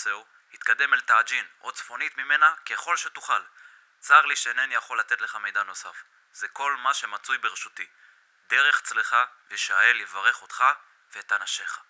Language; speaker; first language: Hebrew; native; Hebrew